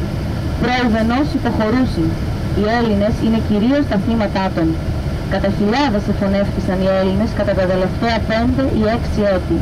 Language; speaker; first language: Greek; native; Greek